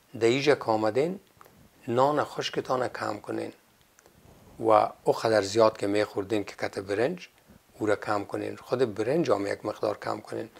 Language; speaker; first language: Persian; native; Persian